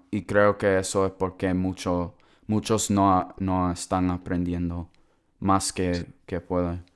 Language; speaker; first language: Spanish; early bilingual, heritage; English